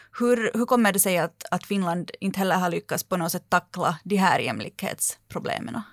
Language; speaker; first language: Swedish; native; Swedish